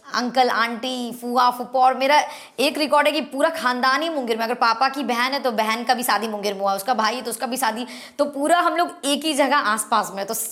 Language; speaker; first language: Hindi; native; Hindi